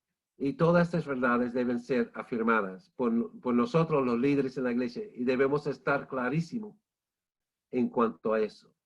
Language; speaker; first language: Spanish; non-native, fluent; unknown